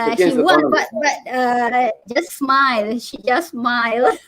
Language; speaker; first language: English; non-native, learner; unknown